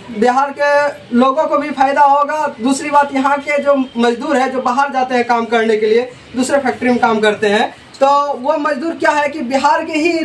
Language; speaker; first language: Hindi; native; Hindi